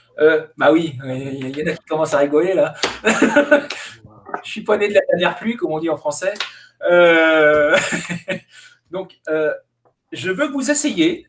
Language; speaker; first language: French; native; French